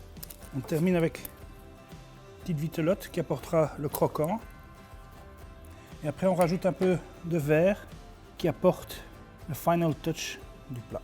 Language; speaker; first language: French; native; French